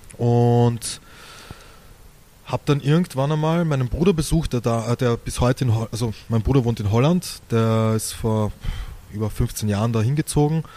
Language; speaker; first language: German; native; German